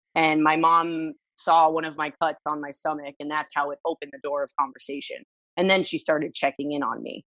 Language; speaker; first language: English; native; English